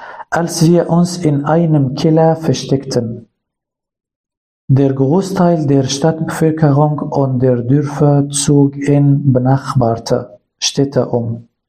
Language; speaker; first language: German; non-native, learner; Kurdish